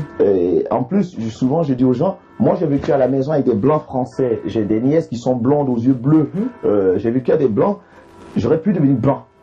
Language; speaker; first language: French; early bilingual, other home language; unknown